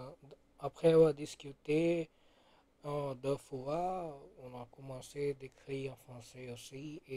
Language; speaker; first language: French; non-native, learner; Gujarati